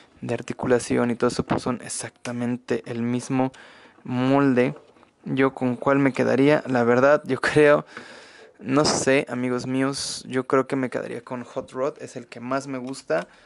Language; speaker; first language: Spanish; native; Spanish